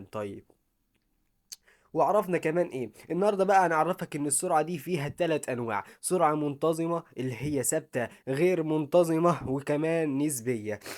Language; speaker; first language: Arabic; native; Arabic